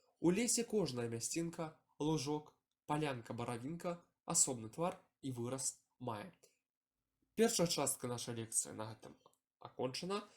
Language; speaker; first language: Belarusian; non-native, local second language; Russian